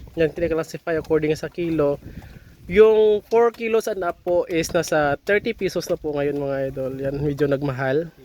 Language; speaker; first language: Filipino; native; Filipino